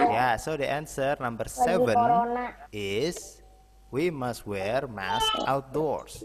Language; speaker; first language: English; non-native, fluent; Indonesian